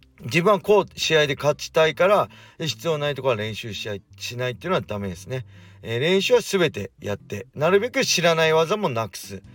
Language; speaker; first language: Japanese; native; Japanese